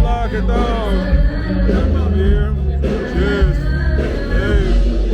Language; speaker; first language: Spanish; non-native, learner; English